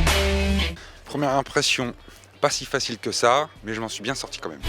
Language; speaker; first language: French; native; French